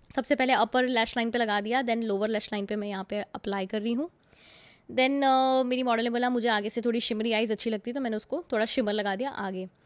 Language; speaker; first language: Hindi; non-native, local second language; Gujarati